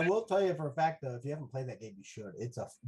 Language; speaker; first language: English; native; English